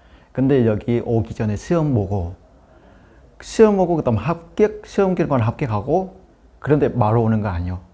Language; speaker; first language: Korean; non-native, learner; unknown